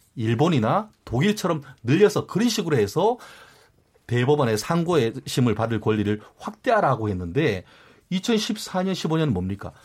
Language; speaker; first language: Korean; native; Korean